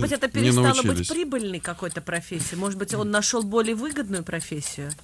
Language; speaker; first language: Russian; native; Russian